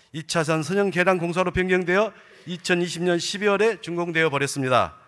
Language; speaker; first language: Korean; native; Korean